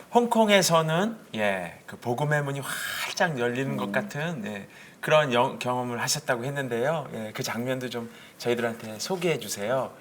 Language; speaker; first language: Korean; native; Korean